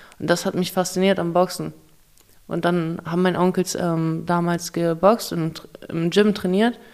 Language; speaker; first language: German; early bilingual, other home language; Russian